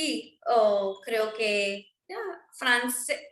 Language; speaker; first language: Spanish; non-native, fluent; Marwari